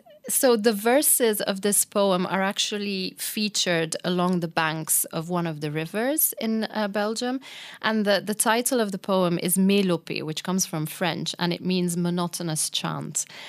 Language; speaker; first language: English; early bilingual, other home language; Italian